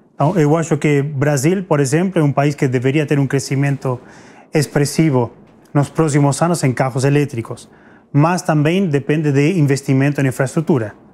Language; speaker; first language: Portuguese; non-native, fluent; Spanish